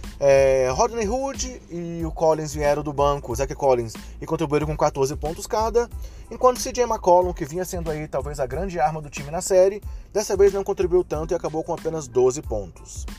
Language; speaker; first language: Portuguese; native; Portuguese